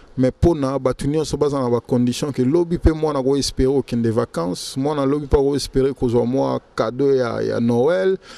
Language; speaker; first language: French; non-native, local second language; Lingala